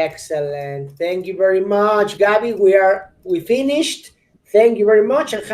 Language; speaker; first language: English; non-native, fluent; Spanish